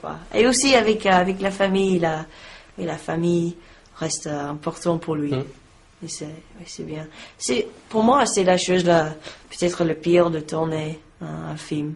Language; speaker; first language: French; non-native, learner; English